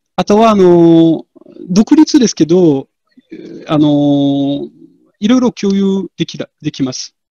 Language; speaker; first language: Japanese; non-native, fluent; French